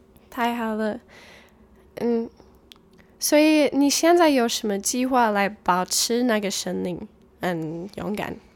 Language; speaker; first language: Chinese; non-native, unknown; English